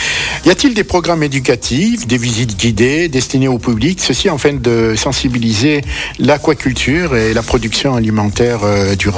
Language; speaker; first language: French; native; French